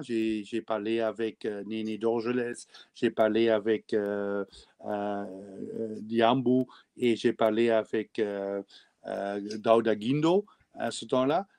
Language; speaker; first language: French; non-native, learner; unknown